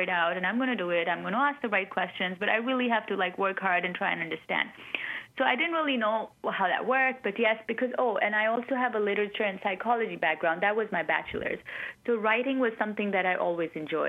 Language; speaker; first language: English; non-native, local second language; Urdu